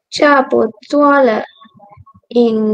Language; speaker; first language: Chinese; non-native, learner; Indonesian